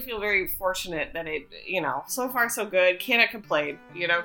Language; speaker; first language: English; native; English